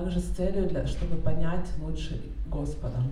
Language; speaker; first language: Russian; native; Russian